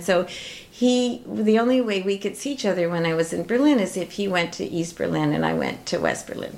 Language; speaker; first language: English; native; English